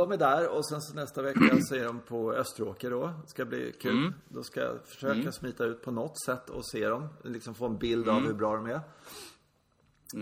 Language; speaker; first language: Swedish; native; Swedish